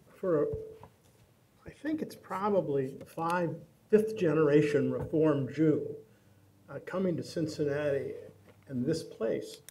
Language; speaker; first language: English; native; English